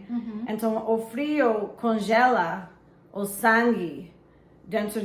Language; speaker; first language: Portuguese; non-native, fluent; English